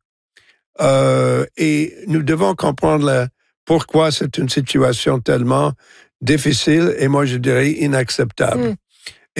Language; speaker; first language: French; non-native, local second language; English